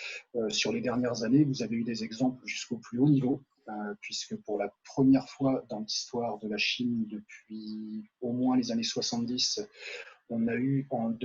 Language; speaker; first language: French; native; French